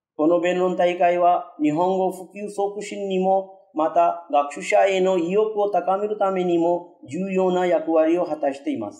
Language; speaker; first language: Japanese; non-native, fluent; Urdu